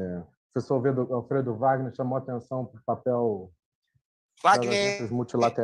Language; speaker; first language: Portuguese; native; Portuguese